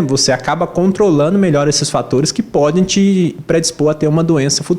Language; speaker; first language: Portuguese; native; Portuguese